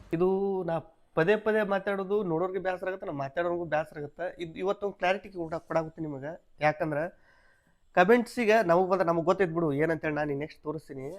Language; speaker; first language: Kannada; native; Kannada